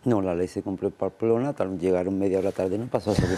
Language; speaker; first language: Spanish; native; Spanish